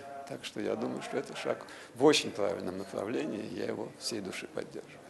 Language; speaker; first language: Russian; native; Russian